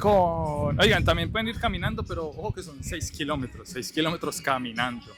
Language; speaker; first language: Spanish; native; Spanish